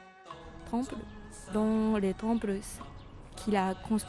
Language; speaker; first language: French; non-native, fluent; Japanese